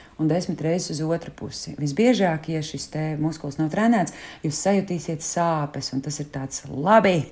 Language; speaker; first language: Latvian; native; Latvian